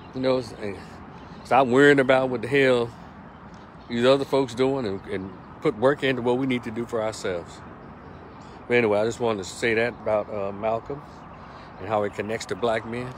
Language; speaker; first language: English; native; English